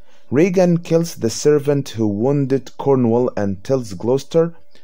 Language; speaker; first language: English; non-native, fluent; Arabic